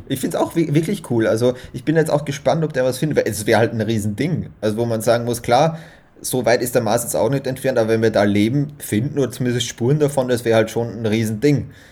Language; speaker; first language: German; native; German